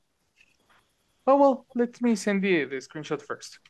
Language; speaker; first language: English; non-native, fluent; Spanish